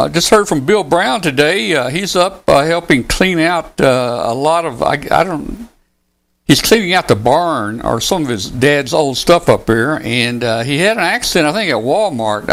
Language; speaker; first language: English; native; English